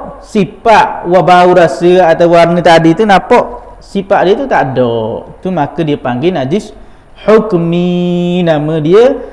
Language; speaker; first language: Malay; native; Malay